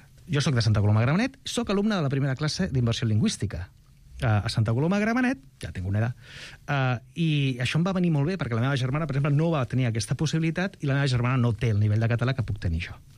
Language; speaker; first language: Catalan; non-native, local second language; Spanish